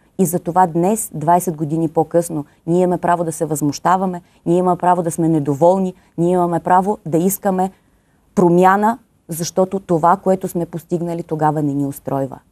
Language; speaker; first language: Bulgarian; native; Bulgarian